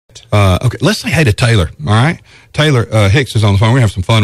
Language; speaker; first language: English; native; English